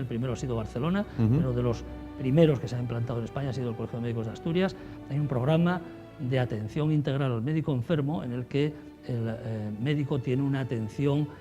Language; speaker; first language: Spanish; native; Spanish